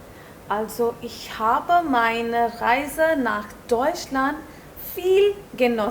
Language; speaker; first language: German; non-native, learner; Hindi